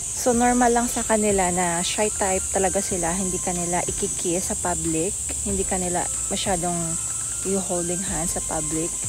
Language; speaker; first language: Filipino; native; Filipino